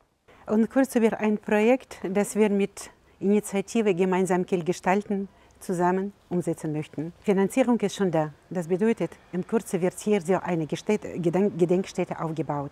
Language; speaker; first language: German; non-native, fluent; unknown